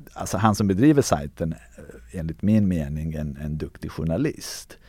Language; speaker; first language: Swedish; early bilingual, other home language; Armenian